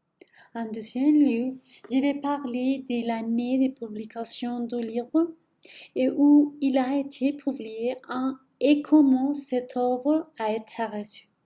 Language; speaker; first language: French; non-native, learner; Spanish